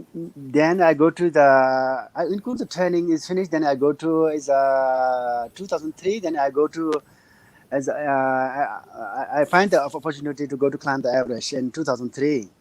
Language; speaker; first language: English; non-native, learner; Nepali